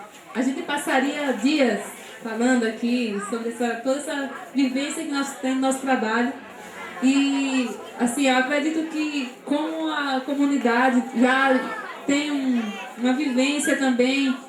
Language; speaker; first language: Portuguese; native; Portuguese